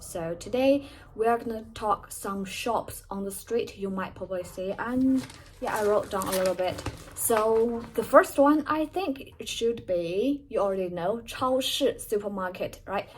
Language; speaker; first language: English; non-native, fluent; Chinese